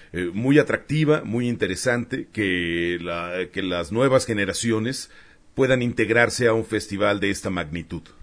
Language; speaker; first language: Spanish; native; Spanish